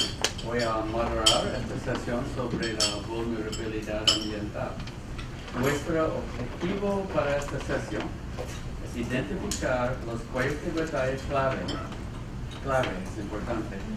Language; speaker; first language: Spanish; non-native, fluent; English